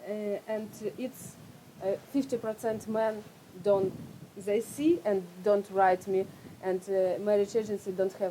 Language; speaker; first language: English; non-native, learner; Russian